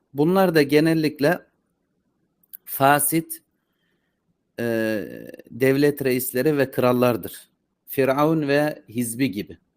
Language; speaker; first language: Turkish; native; Turkish